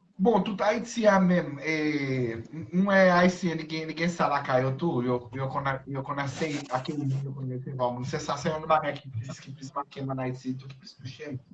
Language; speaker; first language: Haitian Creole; non-native, fluent; Portuguese